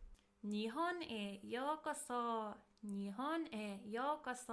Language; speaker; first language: Japanese; non-native, fluent; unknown